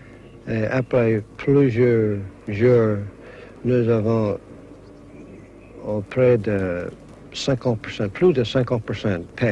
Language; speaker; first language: French; non-native, learner; English